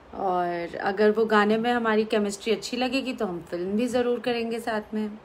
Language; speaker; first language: Hindi; native; Hindi